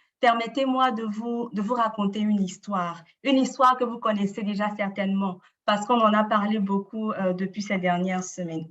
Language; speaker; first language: French; native; French